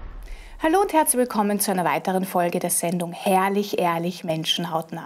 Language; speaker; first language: German; native; German